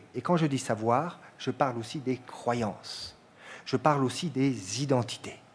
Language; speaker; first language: French; native; French